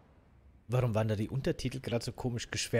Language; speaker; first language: German; native; German